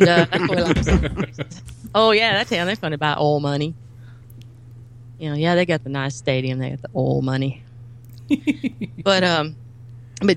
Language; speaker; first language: English; native; English